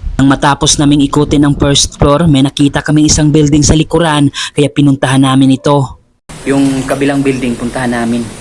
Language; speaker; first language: Filipino; non-native, local second language; Cebuano